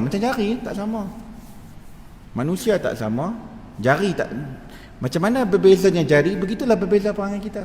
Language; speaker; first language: Malay; native; Malay